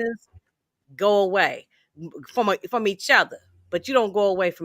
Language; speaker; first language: English; native; English